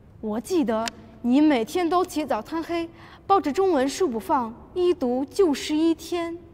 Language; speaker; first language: Chinese; non-native, fluent; Russian